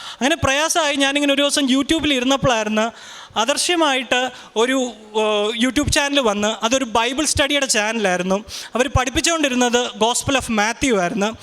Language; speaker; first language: Malayalam; early bilingual, heritage; Malayalam